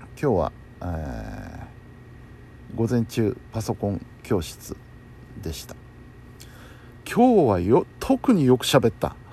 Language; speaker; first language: Japanese; native; Japanese